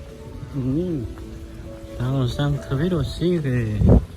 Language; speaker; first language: French; non-native, learner; Korean